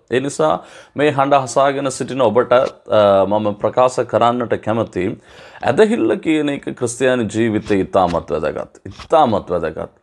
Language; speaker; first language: Sinhala; non-native, local second language; Tamil